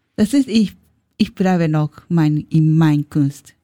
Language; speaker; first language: German; non-native, learner; Japanese